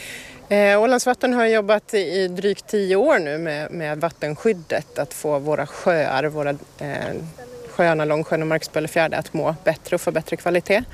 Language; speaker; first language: Swedish; native; Swedish